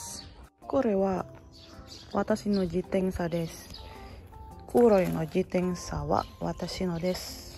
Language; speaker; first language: Japanese; non-native, learner; Indonesian